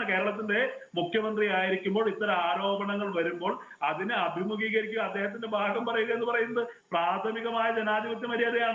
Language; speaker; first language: Malayalam; native; Malayalam